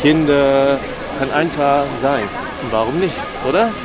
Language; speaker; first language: German; non-native, learner; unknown